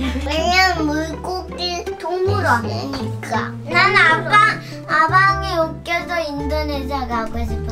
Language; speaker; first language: Korean; early bilingual, other home language; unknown